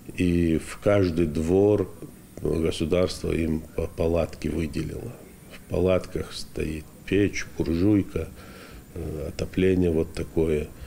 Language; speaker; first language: Russian; non-native, local second language; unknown